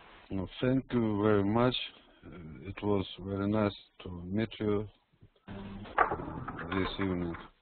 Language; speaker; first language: English; non-native, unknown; Russian